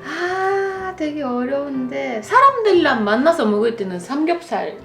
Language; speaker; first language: Korean; non-native, fluent; Japanese